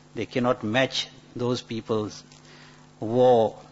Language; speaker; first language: English; native; English